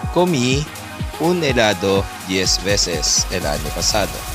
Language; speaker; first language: Spanish; non-native, fluent; Filipino